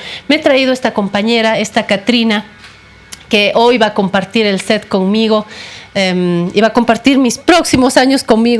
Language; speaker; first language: Spanish; native; Spanish